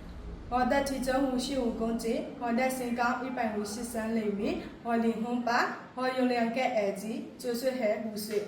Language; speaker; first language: Chinese; non-native, learner; Burmese